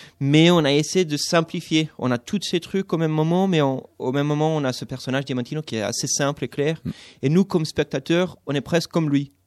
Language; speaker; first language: French; non-native, fluent; English